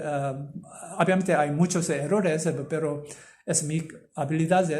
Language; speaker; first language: Spanish; non-native, learner; Korean